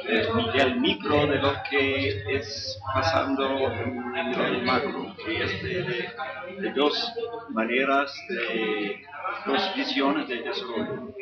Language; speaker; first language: Spanish; non-native, fluent; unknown